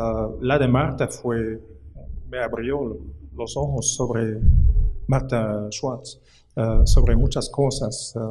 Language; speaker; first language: Spanish; non-native, fluent; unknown